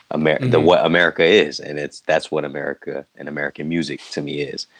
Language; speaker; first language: English; native; English